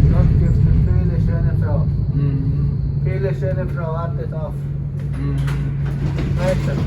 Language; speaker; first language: German; non-native, learner; Serbian